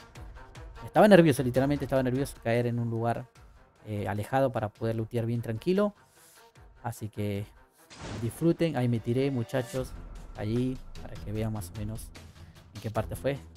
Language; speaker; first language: Spanish; native; Spanish